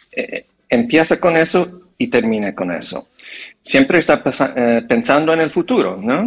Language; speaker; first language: Spanish; non-native, fluent; English